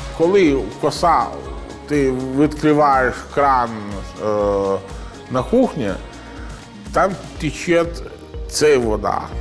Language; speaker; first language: Ukrainian; non-native, learner; Italian